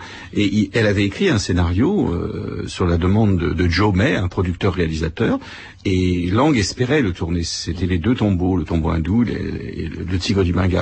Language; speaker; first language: French; native; French